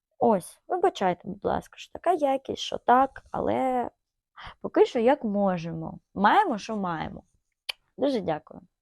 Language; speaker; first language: Ukrainian; non-native, local second language; Russian